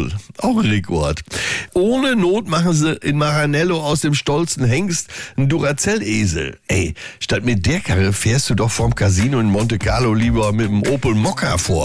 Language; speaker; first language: German; native; German